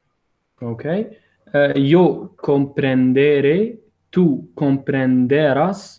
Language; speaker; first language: Spanish; non-native, learner; English